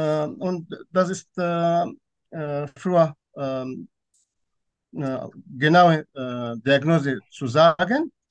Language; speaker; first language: German; non-native, fluent; Turkish